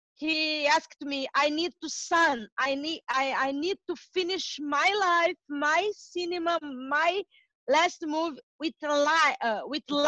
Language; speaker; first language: English; non-native, learner; Portuguese